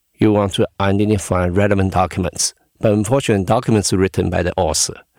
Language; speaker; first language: English; non-native, fluent; Chinese